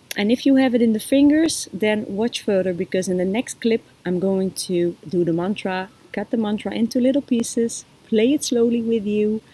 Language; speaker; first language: English; non-native, fluent; Dutch